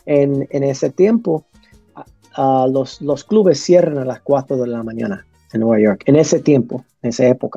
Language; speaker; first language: Spanish; early bilingual, heritage; English